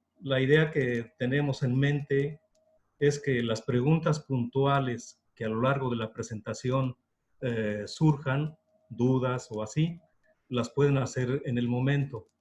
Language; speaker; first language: Spanish; native; Spanish